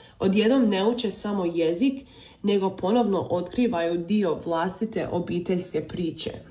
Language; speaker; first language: Serbian; early bilingual, heritage; Croatian